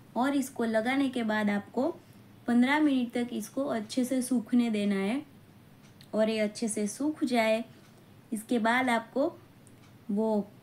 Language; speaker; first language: Hindi; non-native, local second language; Gujarati